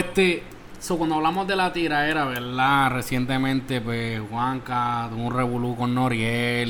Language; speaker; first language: Spanish; native; Spanish